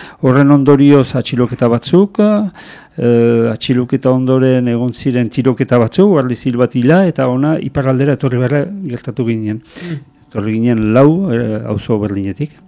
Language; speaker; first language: Basque; native; Basque